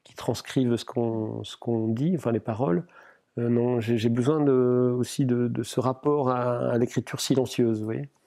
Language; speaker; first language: French; non-native, local second language; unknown